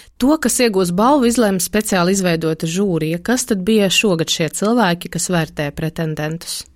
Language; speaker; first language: Latvian; native; Latvian